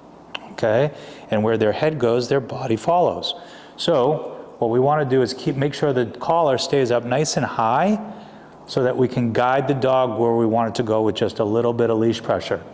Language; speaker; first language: English; native; English